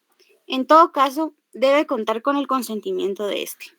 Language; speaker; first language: Spanish; native; Spanish